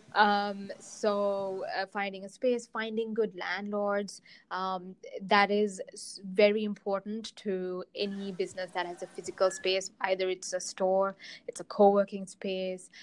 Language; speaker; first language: English; non-native, local second language; Sinhala